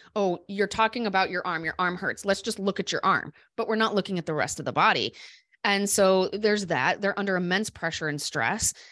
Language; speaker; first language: English; native; English